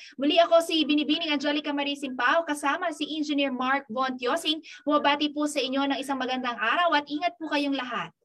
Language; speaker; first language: Filipino; non-native, local second language; Pampanga